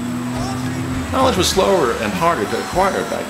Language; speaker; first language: English; native; English